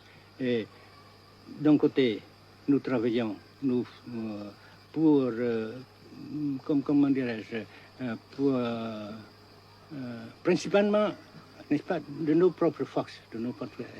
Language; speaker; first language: French; non-native, local second language; Vietnamese